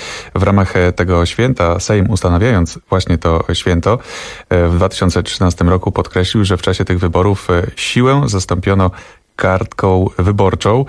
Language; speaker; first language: Polish; native; Polish